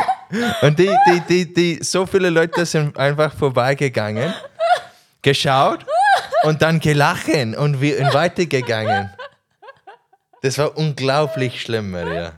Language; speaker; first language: German; non-native, learner; English